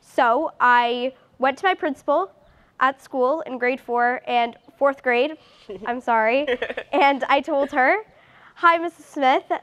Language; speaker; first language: English; native; English